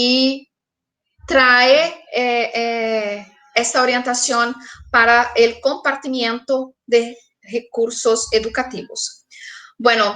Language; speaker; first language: Spanish; non-native, fluent; Portuguese